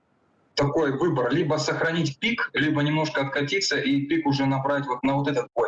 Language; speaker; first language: Russian; native; Russian